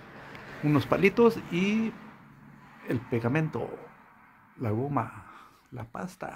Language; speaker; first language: Spanish; early bilingual, heritage; Spanish